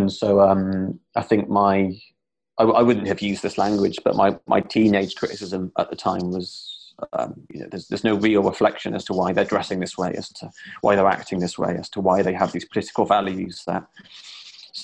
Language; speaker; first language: English; native; English